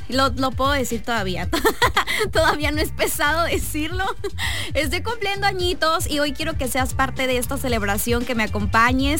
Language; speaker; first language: Spanish; native; Spanish